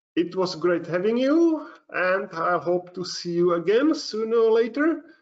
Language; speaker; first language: English; non-native, fluent; Slovak